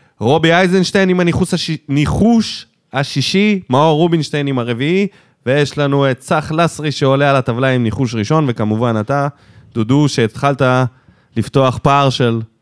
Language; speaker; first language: Hebrew; native; Hebrew